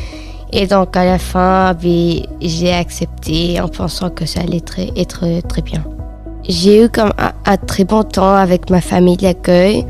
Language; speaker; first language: French; non-native, fluent; Spanish